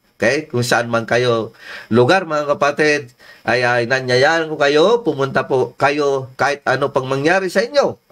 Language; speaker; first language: Filipino; non-native, local second language; Iloko